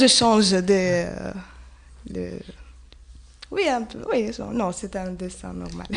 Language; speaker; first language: French; non-native, learner; Arabic